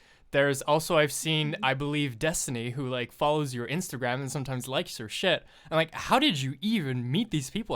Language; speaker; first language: English; non-native, fluent; French